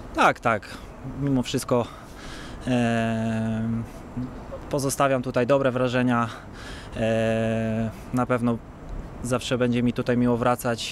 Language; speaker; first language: Polish; native; Polish